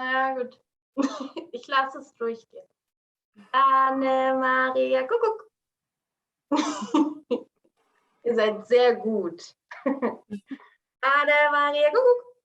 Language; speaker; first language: German; native; German